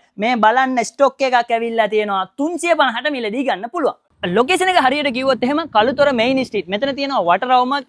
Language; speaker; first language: Sinhala; non-native, local second language; Tamil